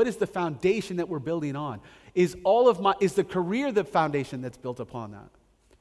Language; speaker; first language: English; native; English